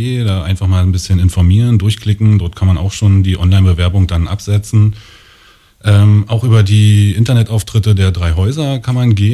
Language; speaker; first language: German; native; German